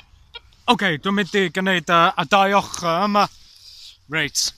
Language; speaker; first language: Welsh; non-native, learner; English